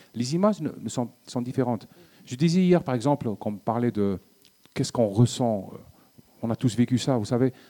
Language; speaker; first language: French; non-native, local second language; Arabic